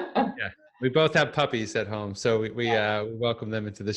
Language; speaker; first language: English; native; English